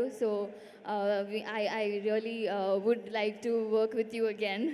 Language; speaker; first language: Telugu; non-native, learner; Tamil